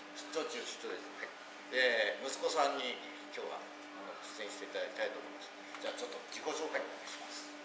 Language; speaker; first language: Japanese; native; Japanese